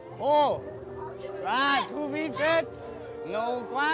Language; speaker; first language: Vietnamese; non-native, learner; English